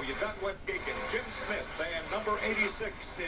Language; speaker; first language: English; native; English